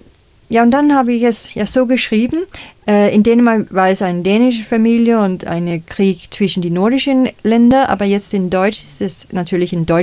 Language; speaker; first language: German; non-native, fluent; Danish